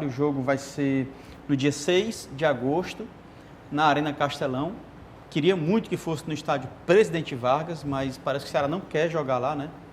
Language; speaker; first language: Portuguese; native; Portuguese